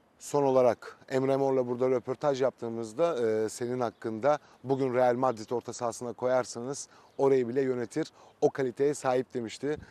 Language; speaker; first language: Turkish; native; Turkish